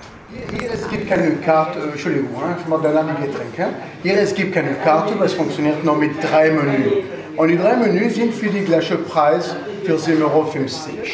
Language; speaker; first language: German; non-native, learner; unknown